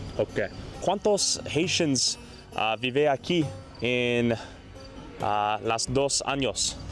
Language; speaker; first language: Spanish; non-native, learner; English